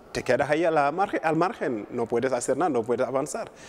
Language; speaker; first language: Spanish; non-native, fluent; Wolof